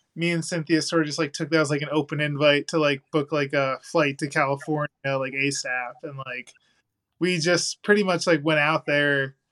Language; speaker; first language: English; native; English